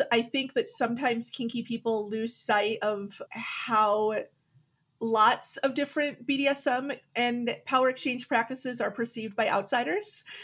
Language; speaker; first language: English; native; English